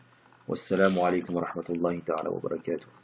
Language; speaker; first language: Arabic; non-native, fluent; French